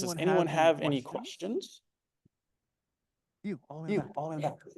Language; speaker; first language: English; native; English